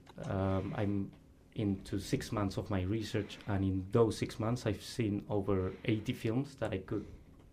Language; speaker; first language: English; non-native, fluent; Spanish